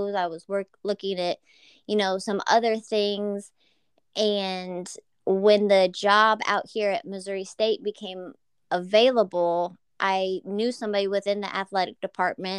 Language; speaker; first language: English; native; English